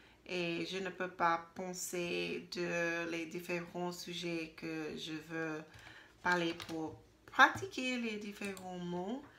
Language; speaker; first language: French; non-native, learner; English